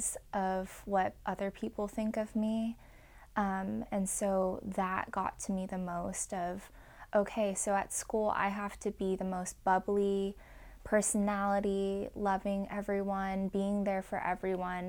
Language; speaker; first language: English; native; English